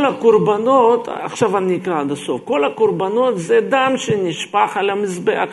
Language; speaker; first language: Hebrew; non-native, fluent; Russian